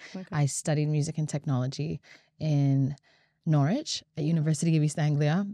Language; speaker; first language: English; non-native, fluent; Latvian